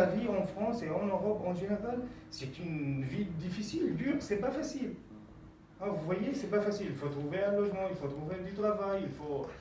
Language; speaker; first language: French; non-native, fluent; Arabic